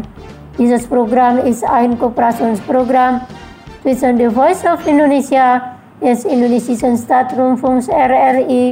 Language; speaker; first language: German; non-native, fluent; Indonesian